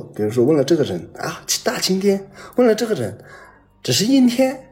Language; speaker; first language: Chinese; native; Chinese